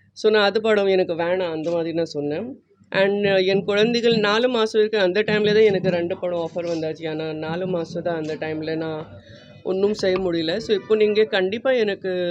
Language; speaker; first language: Tamil; non-native, learner; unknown